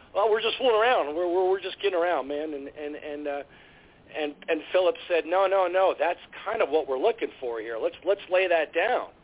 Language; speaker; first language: English; native; English